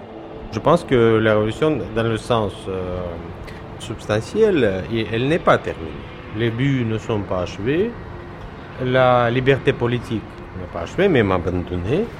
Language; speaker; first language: French; non-native, fluent; Russian